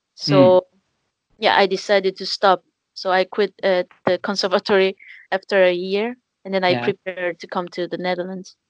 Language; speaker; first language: English; non-native, fluent; Korean